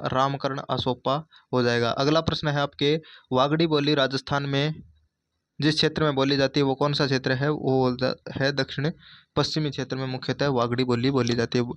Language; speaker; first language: Hindi; native; Hindi